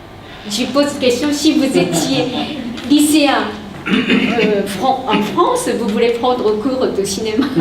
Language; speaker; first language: French; non-native, fluent; Japanese